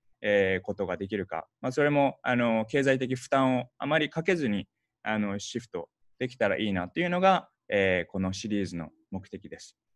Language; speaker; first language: Japanese; early bilingual, heritage; Japanese